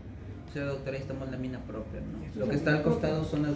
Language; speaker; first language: Spanish; native; Spanish